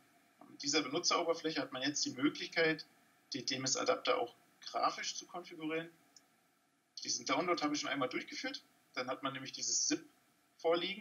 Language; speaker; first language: German; native; German